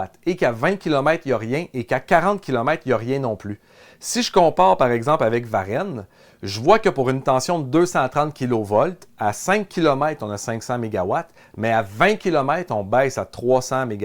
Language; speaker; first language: French; native; French